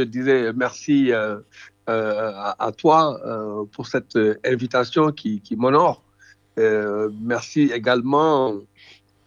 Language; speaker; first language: French; non-native, local second language; Wolof